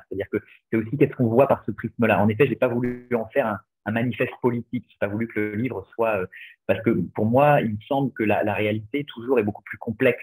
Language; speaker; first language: French; native; French